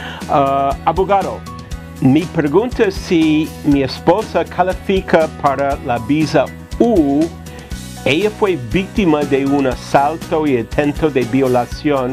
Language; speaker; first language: Spanish; non-native, fluent; English